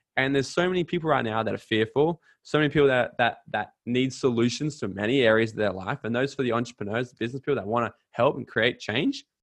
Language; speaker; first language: English; native; English